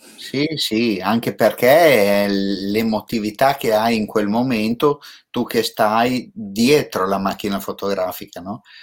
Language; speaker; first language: Italian; native; Italian